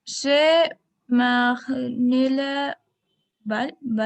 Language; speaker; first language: French; non-native, learner; Spanish